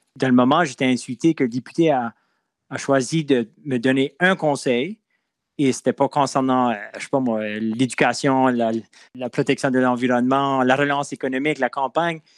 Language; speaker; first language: French; non-native, local second language; English